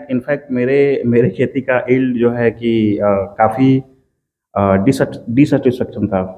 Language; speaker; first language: Hindi; native; Hindi